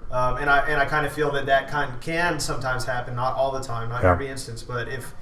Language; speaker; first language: English; native; English